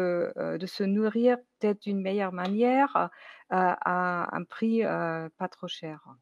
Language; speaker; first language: French; non-native, fluent; German